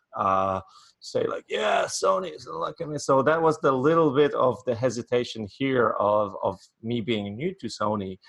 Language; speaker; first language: English; non-native, fluent; Polish